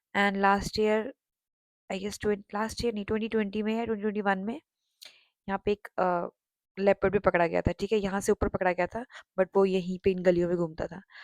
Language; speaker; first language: Hindi; non-native, local second language; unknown